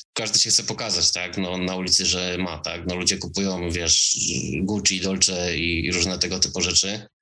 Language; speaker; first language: Polish; native; Polish